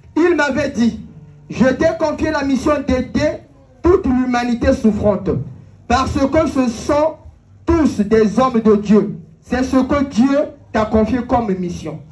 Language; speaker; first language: French; non-native, local second language; Lingala